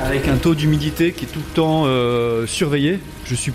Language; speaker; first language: French; native; French